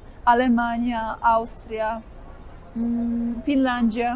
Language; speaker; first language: Portuguese; non-native, fluent; Polish